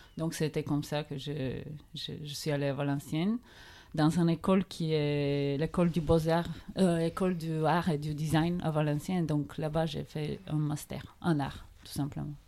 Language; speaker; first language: French; non-native, fluent; Bulgarian